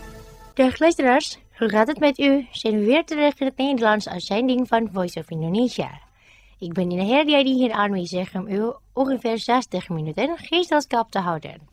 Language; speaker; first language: Dutch; non-native, fluent; Indonesian